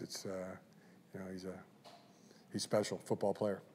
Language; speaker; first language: English; native; English